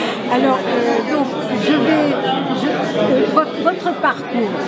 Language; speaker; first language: French; native; French